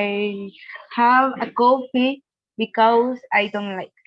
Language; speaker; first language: English; non-native, learner; Spanish